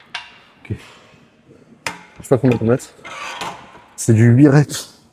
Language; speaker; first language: French; native; French